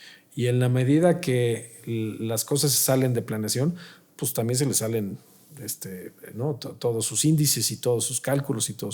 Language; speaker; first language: Spanish; native; Spanish